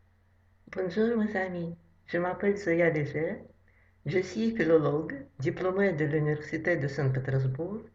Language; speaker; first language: French; non-native, fluent; Russian